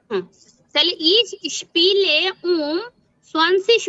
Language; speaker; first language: German; non-native, learner; Bangla